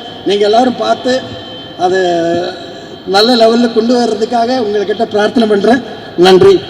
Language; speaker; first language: Tamil; non-native, learner; Malayalam